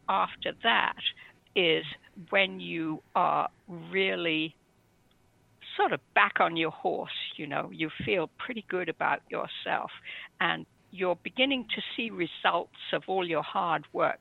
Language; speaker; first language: English; native; English